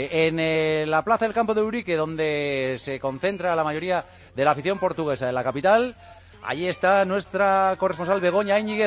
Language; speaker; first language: Spanish; native; Spanish